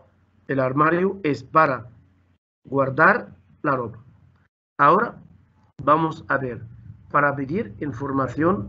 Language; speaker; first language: Spanish; non-native, fluent; Arabic